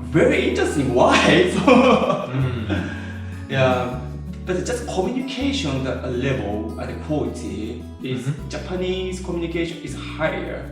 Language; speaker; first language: English; non-native, learner; Japanese